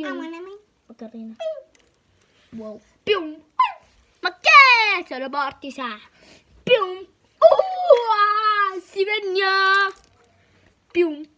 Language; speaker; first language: Italian; early bilingual, heritage; Italian